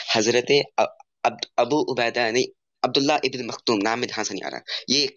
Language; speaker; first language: Hindi; native; Hindi